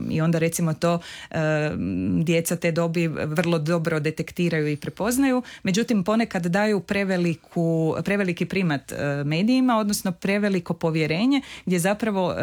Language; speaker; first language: Serbian; native; Serbian